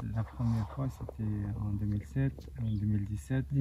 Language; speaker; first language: French; non-native, local second language; Arabic